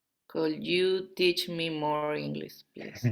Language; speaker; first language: English; non-native, learner; Spanish